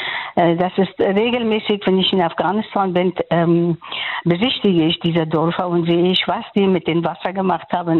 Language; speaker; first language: German; non-native, learner; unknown